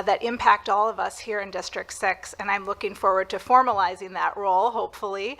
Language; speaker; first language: English; native; English